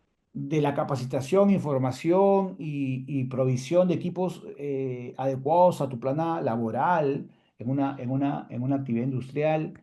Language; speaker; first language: Spanish; native; Spanish